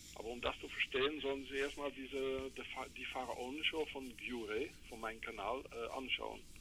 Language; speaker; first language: German; non-native, fluent; English